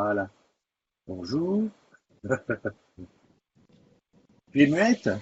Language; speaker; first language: French; native; French